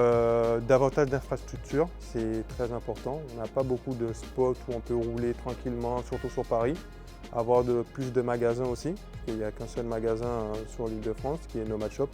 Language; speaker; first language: French; native; French